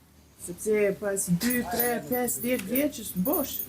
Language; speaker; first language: Albanian; non-native, learner; English